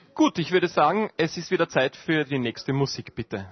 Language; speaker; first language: German; native; German